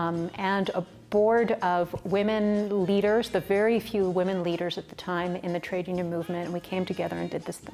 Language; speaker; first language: English; native; English